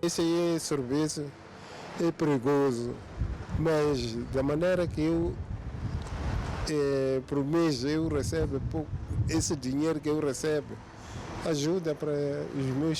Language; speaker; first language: Portuguese; non-native, local second language; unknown